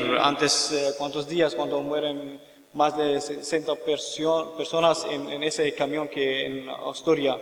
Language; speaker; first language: Spanish; non-native, learner; Kurdish